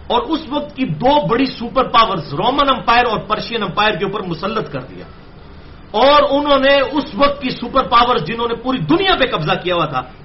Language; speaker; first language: Urdu; non-native, local second language; Punjabi